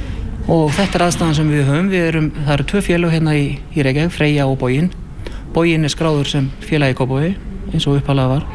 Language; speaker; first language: Icelandic; native; Icelandic